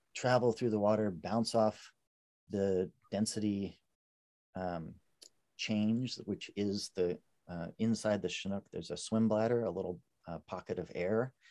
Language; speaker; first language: English; native; English